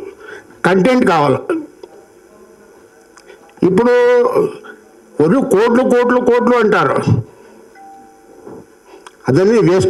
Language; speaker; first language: Telugu; non-native, learner; Kannada